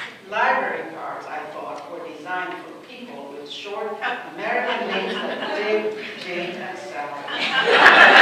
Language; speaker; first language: English; non-native, fluent; Spanish